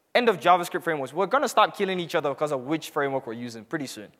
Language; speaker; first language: English; non-native, local second language; Hausa